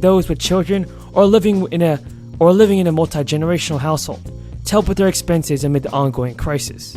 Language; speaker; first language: English; native; English